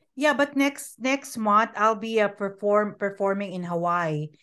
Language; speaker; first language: English; non-native, local second language; Filipino